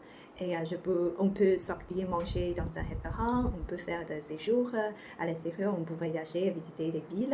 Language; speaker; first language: French; non-native, learner; Chinese